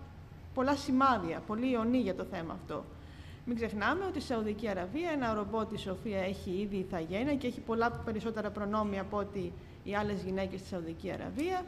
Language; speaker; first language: Greek; native; Greek